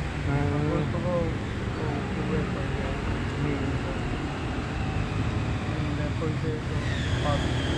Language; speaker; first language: Filipino; non-native, learner; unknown